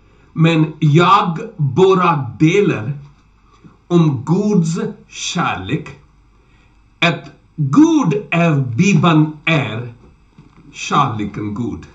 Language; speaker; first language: Swedish; non-native, learner; Urdu